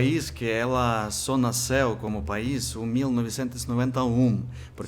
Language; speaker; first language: Portuguese; non-native, fluent; Ukrainian